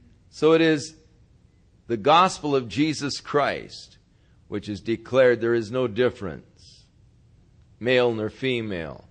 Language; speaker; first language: English; native; English